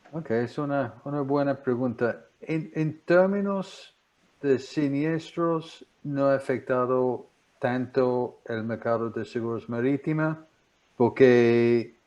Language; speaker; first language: Spanish; non-native, fluent; English